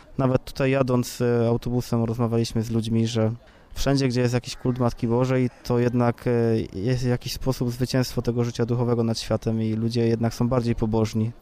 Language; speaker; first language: Polish; native; Polish